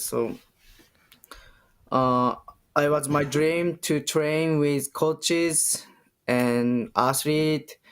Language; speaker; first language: English; non-native, learner; Japanese